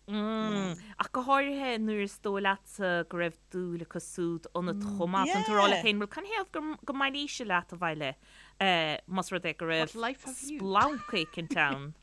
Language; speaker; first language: Irish; native; Irish